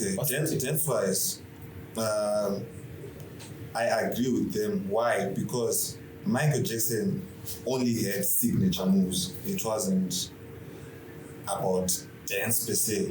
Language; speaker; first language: English; non-native, local second language; Shona